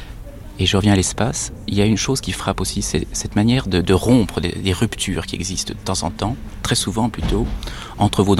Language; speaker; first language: French; native; French